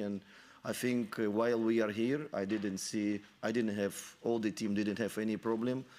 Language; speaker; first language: English; non-native, learner; Ukrainian